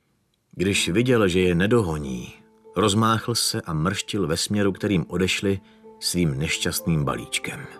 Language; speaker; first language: Czech; native; Czech